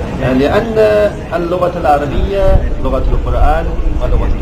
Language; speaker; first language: Arabic; non-native, learner; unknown